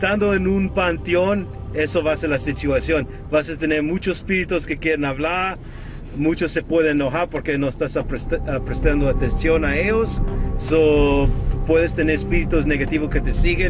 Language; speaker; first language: Spanish; early bilingual, heritage; Spanish